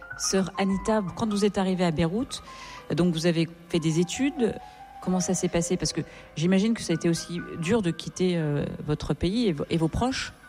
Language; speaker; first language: French; native; French